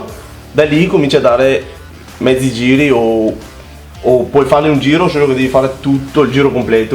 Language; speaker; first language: Italian; native; Italian